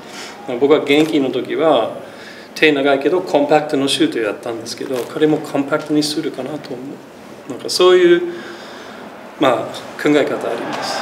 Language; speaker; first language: Japanese; non-native, fluent; English